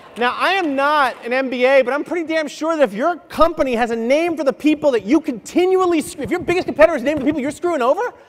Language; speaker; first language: English; native; English